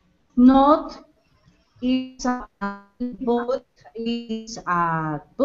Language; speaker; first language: English; non-native, learner; Spanish